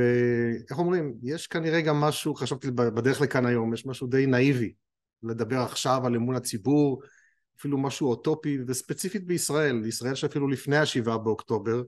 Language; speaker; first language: Hebrew; native; Hebrew